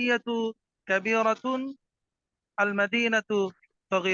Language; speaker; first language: Arabic; non-native, learner; Bangla